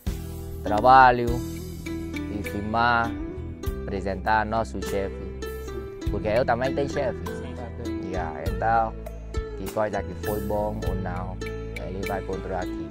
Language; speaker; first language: Portuguese; non-native, learner; Vietnamese